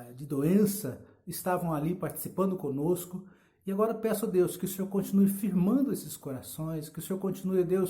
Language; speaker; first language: Portuguese; native; Portuguese